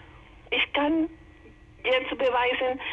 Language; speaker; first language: German; non-native, learner; Spanish